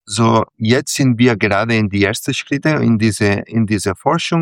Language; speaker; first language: German; non-native, fluent; Catalan